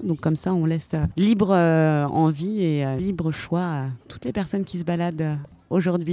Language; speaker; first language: French; native; French